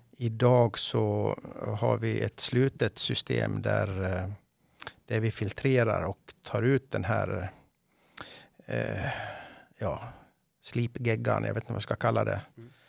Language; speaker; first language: Swedish; native; Swedish